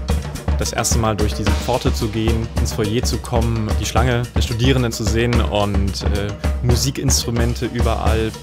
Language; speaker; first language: German; native; German